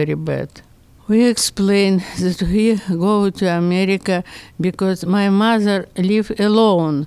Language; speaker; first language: English; non-native, learner; Russian